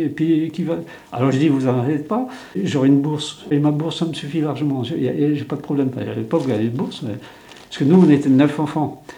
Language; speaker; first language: French; non-native, local second language; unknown